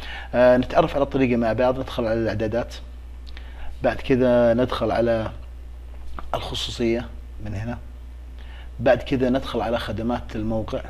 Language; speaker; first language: Arabic; native; Arabic